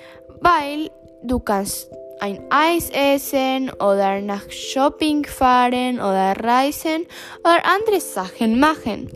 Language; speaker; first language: German; non-native, learner; English